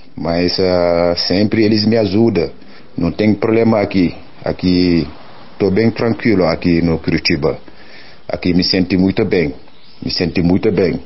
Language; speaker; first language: Portuguese; non-native, learner; Wolof